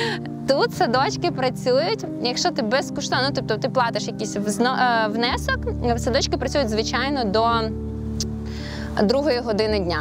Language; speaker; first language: Ukrainian; native; Ukrainian